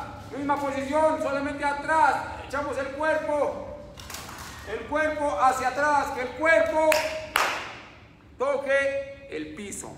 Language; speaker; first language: Spanish; native; Spanish